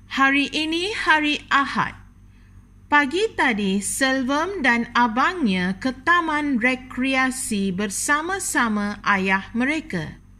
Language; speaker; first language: Malay; non-native, local second language; Tamil